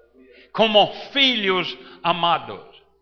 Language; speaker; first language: Portuguese; non-native, fluent; English